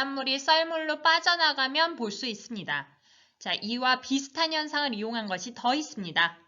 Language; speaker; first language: Korean; native; Korean